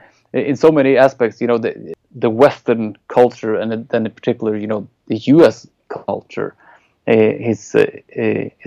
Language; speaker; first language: English; non-native, fluent; Norwegian